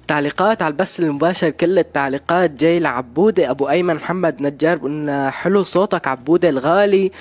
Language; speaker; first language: Arabic; native; Arabic